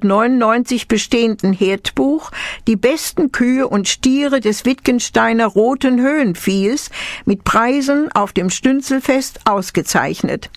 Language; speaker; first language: German; native; German